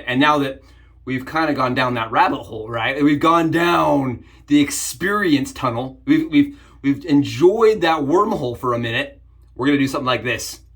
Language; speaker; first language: English; native; English